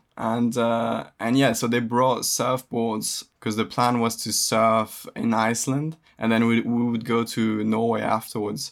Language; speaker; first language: English; early bilingual, other home language; French